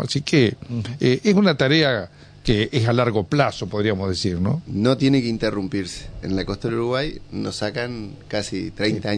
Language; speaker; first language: Spanish; native; Spanish